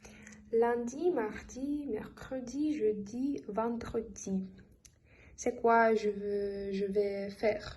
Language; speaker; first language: French; non-native, learner; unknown